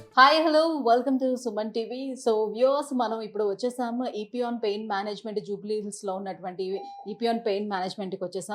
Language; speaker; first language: Telugu; native; Telugu